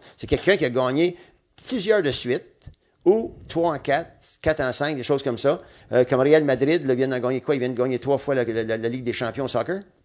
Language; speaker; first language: French; non-native, local second language; English